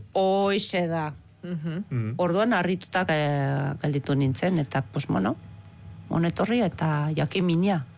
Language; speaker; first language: Basque; non-native, fluent; Swiss German